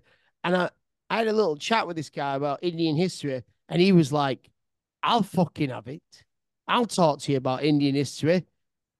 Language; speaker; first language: English; native; English